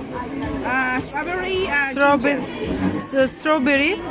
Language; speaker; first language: English; non-native, learner; Spanish